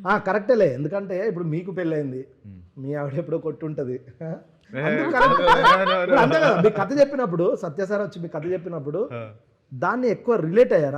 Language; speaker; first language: Telugu; native; Telugu